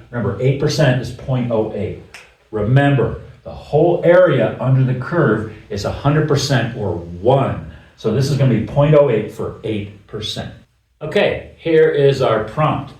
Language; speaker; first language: English; native; English